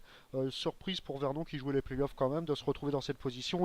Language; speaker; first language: French; native; French